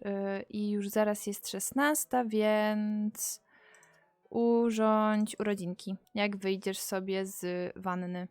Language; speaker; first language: Polish; native; Polish